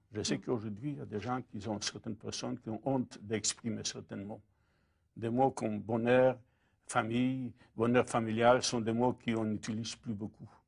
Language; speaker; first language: French; non-native, fluent; Polish